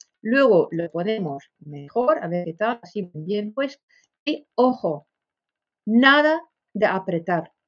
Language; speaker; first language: Spanish; non-native, fluent; Dutch